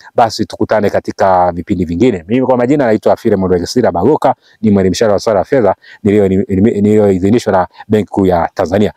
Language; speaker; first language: Swahili; native; Swahili